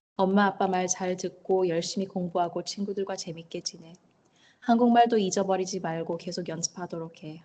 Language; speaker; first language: Korean; early bilingual, heritage; Korean